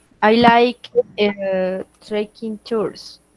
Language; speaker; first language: English; non-native, learner; Spanish